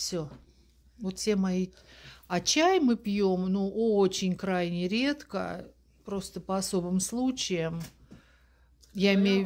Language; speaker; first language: Russian; native; Russian